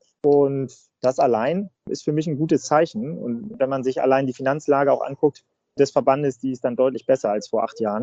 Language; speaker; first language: German; native; German